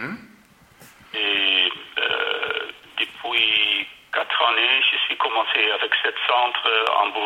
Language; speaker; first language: French; non-native, learner; Dutch